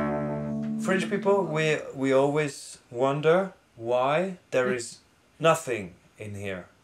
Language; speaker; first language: English; non-native, learner; French